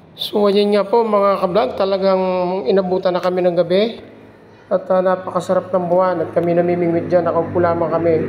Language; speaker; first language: Filipino; native; Filipino